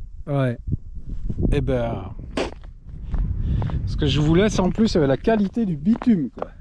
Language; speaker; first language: French; native; French